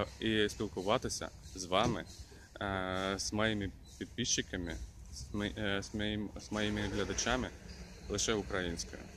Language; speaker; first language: Ukrainian; non-native, local second language; Russian